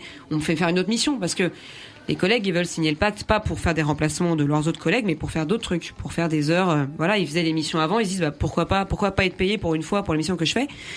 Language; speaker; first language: French; native; French